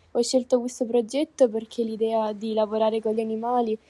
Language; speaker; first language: Italian; native; Italian